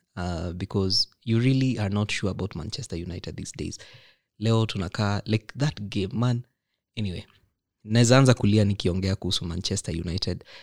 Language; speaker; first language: English; non-native, local second language; Kikuyu